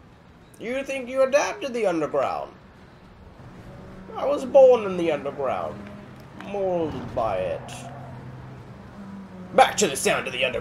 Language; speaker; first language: English; native; English